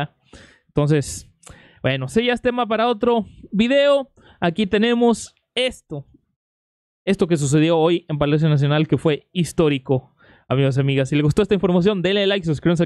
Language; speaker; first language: Spanish; native; Spanish